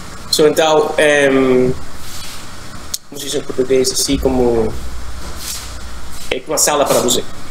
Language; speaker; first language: Portuguese; non-native, learner; English